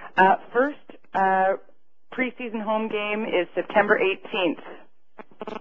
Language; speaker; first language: English; native; English